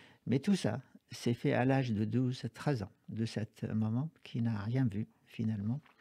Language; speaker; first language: French; non-native, fluent; Arabic